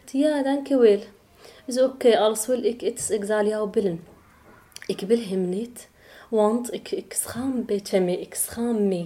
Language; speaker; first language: Dutch; non-native, learner; Arabic